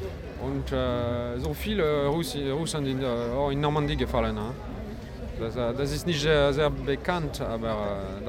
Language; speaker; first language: German; non-native, learner; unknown